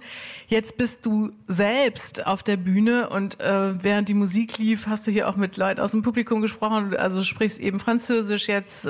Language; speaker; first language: German; native; German